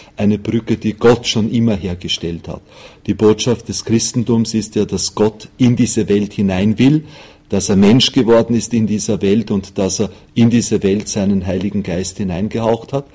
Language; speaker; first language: German; native; German